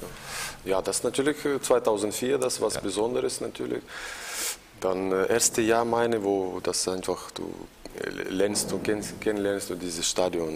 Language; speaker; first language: German; non-native, learner; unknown